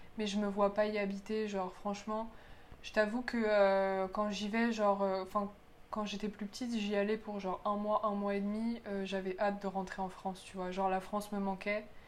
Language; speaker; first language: French; early bilingual, other home language; Polish